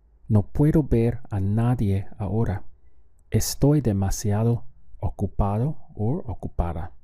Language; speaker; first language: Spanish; non-native, fluent; English